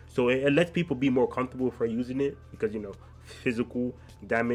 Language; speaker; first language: English; native; English